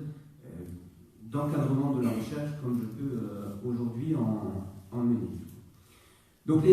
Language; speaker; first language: French; native; French